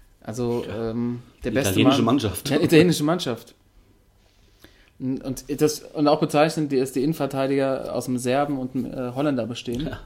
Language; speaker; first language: German; native; German